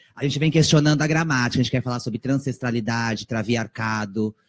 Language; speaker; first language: Portuguese; native; Portuguese